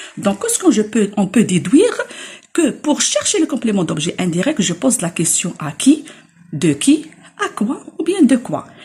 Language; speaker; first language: French; non-native, local second language; Arabic